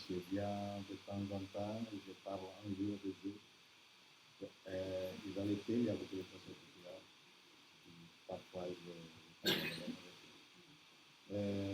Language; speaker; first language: French; non-native, learner; Portuguese